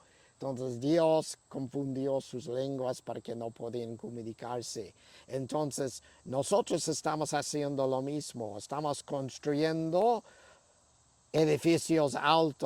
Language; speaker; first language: Spanish; non-native, fluent; English